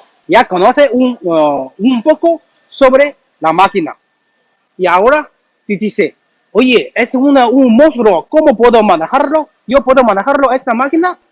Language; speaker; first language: Spanish; non-native, learner; Chinese